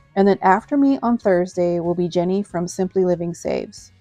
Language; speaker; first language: English; native; English